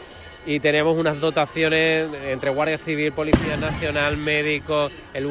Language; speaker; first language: Spanish; native; Spanish